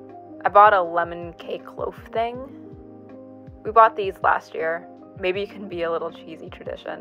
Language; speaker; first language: English; native; English